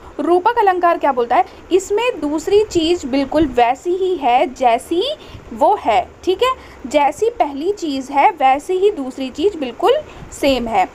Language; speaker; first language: Hindi; native; Hindi